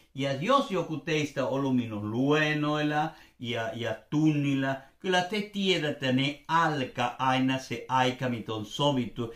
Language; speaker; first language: Finnish; non-native, fluent; Spanish